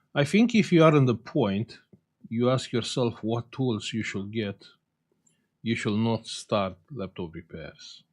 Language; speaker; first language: English; non-native, fluent; Romanian